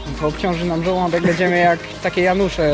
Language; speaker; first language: Polish; native; Polish